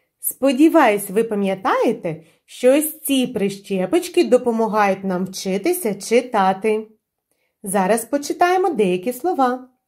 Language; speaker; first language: Ukrainian; native; Ukrainian